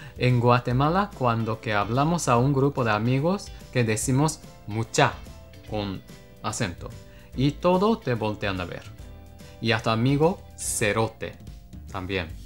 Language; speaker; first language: Spanish; non-native, fluent; Japanese